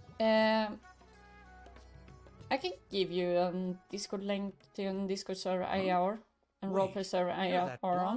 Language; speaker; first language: English; non-native, learner; Swedish